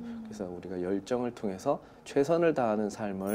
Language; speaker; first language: Korean; native; Korean